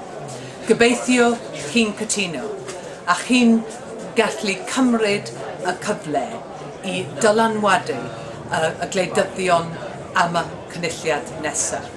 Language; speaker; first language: Welsh; non-native, learner; English